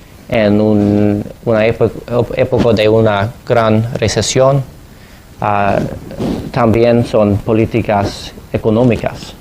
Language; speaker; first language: Spanish; non-native, fluent; English